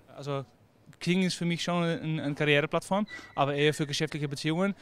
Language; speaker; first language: German; non-native, fluent; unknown